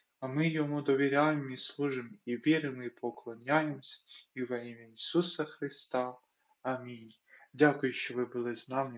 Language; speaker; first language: Ukrainian; non-native, local second language; Russian